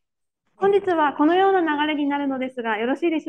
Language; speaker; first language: Japanese; native; Japanese